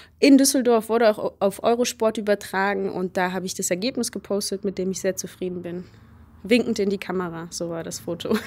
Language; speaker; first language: German; early bilingual, other home language; Polish